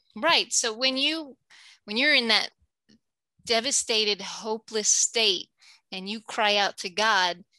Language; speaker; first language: English; native; English